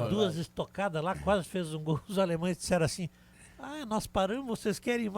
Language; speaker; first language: Portuguese; native; Portuguese